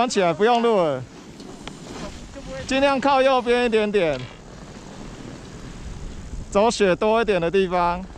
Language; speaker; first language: Chinese; native; Chinese